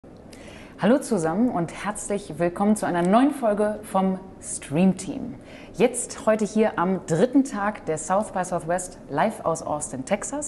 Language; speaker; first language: German; native; German